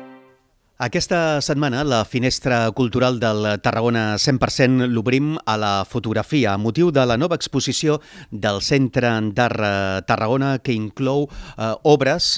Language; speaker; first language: Catalan; native; Catalan